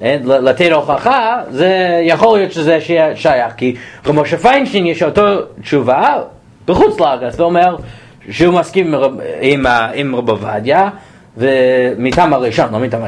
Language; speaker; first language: Hebrew; non-native, fluent; English